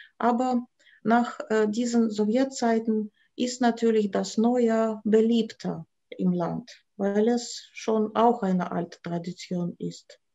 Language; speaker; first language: German; non-native, fluent; Russian